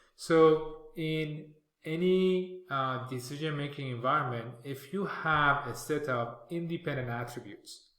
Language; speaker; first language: English; non-native, fluent; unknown